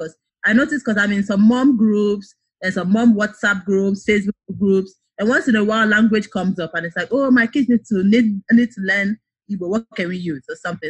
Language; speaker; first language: English; non-native, local second language; Igbo